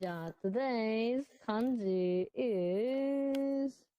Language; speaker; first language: English; non-native, learner; Japanese